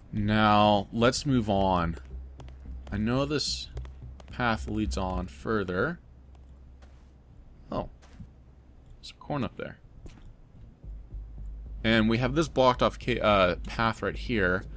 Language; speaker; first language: English; native; English